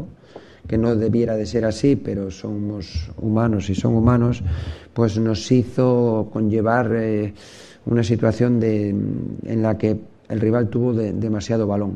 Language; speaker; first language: Spanish; native; Spanish